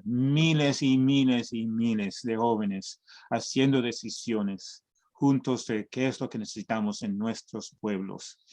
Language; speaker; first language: Spanish; early bilingual, heritage; Spanish